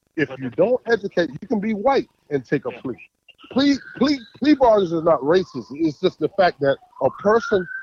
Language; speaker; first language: English; native; English